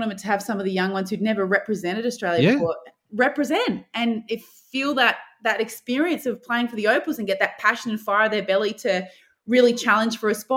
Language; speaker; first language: English; native; English